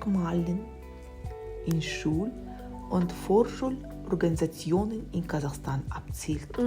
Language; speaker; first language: German; non-native, learner; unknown